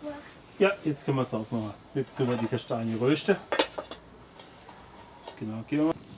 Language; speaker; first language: German; native; German